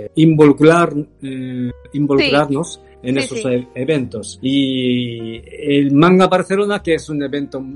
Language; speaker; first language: Spanish; non-native, fluent; Japanese